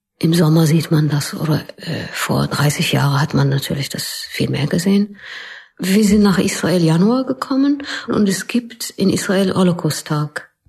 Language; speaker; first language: German; non-native, fluent; Arabic